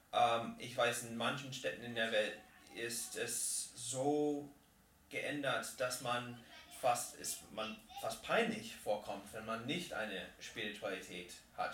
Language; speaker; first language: German; non-native, fluent; English